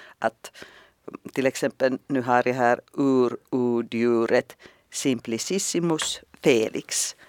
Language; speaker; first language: Swedish; non-native, fluent; Finnish